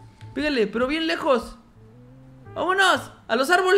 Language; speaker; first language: Spanish; native; Spanish